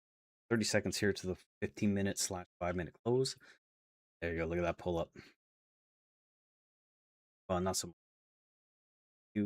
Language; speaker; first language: English; native; English